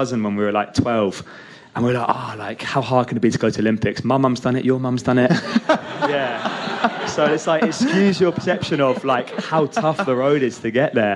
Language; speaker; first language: English; native; English